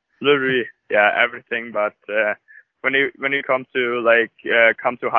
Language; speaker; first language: English; non-native, fluent; German